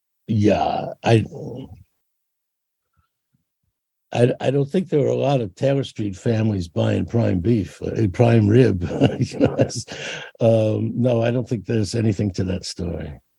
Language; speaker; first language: English; native; English